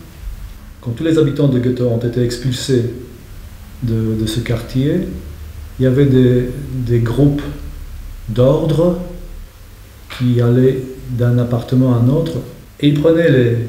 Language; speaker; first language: French; non-native, fluent; Polish